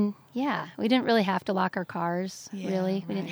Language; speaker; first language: English; native; English